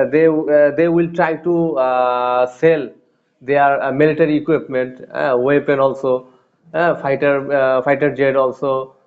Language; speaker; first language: English; non-native, learner; Bangla